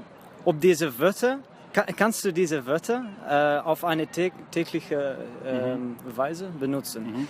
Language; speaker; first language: German; non-native, fluent; Dutch